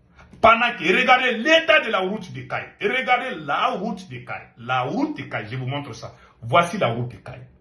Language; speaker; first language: French; non-native, local second language; Bambara